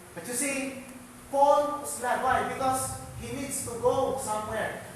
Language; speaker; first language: English; non-native, local second language; Filipino